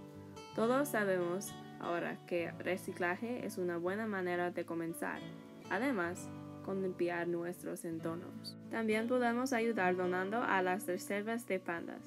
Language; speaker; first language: Spanish; non-native, learner; English